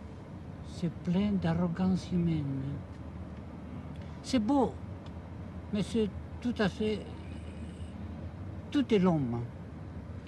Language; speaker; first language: French; non-native, fluent; Japanese